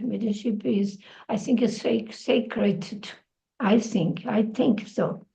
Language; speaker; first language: English; non-native, learner; Portuguese